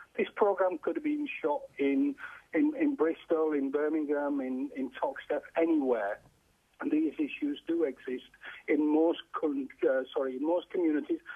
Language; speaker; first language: English; native; English